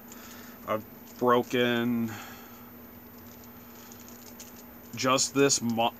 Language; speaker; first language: English; native; English